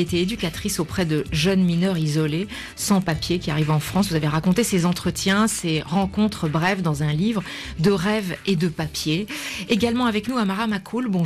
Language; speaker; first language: French; native; French